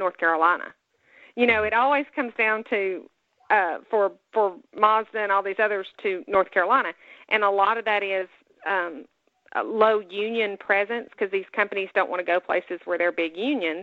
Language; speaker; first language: English; native; English